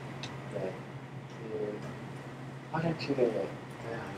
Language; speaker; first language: Korean; non-native, learner; French